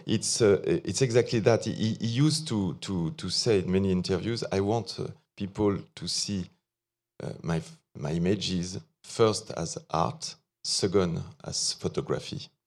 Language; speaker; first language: English; non-native, fluent; French